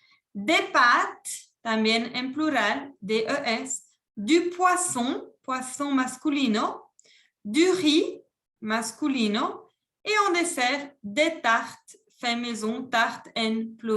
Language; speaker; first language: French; non-native, fluent; Spanish